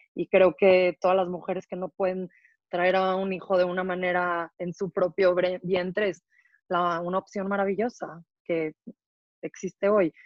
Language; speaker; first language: Spanish; native; Spanish